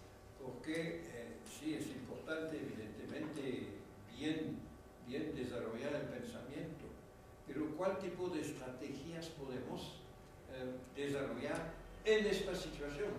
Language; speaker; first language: Spanish; non-native, fluent; French